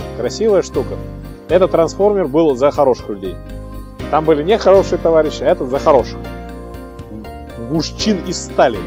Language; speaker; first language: Russian; native; Russian